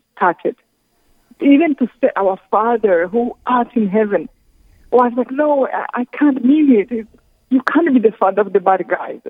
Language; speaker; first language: English; non-native, local second language; Kinyarwanda